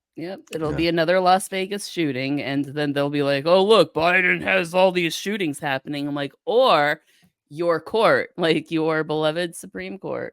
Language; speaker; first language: English; native; English